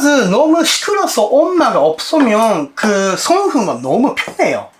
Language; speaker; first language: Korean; non-native, learner; Japanese